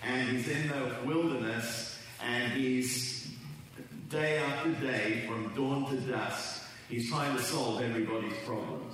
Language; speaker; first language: English; native; English